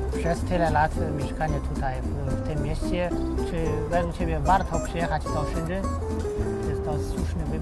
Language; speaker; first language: Polish; non-native, fluent; Chinese